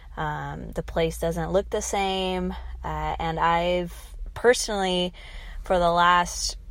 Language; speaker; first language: English; early bilingual, other home language; Spanish